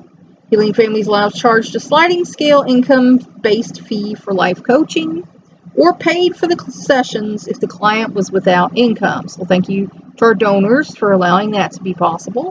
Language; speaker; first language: English; native; English